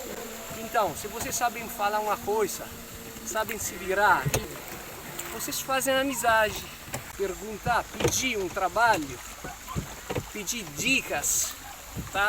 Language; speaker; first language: Portuguese; non-native, fluent; Italian